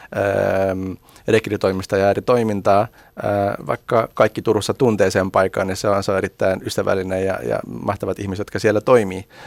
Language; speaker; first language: Finnish; early bilingual, other home language; Arabic